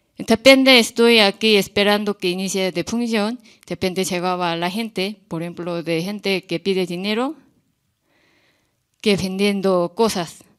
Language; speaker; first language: Spanish; non-native, learner; Korean